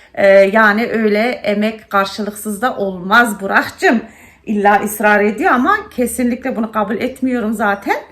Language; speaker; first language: Turkish; early bilingual, heritage; Turkish